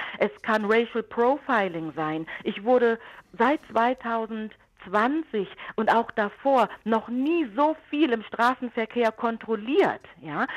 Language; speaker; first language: German; native; German